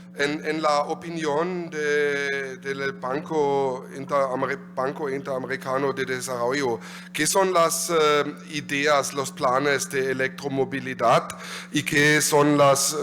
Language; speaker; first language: Spanish; non-native, learner; German